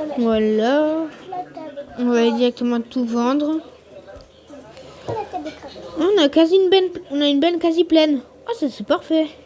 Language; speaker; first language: French; native; French